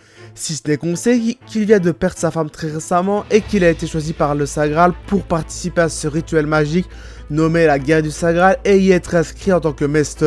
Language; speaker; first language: French; native; French